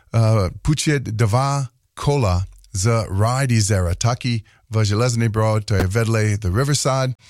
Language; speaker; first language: Czech; non-native, learner; English